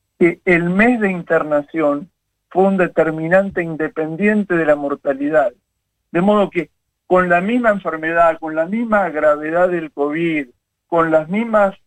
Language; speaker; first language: Spanish; native; Spanish